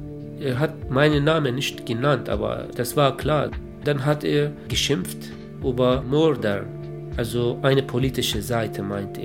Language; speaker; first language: German; non-native, local second language; Kurdish